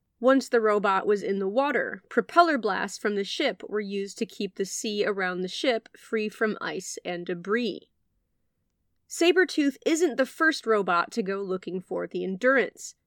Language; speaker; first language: English; native; English